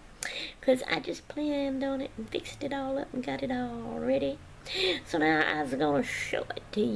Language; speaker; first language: English; native; English